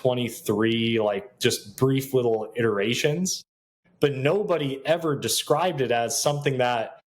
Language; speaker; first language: English; native; English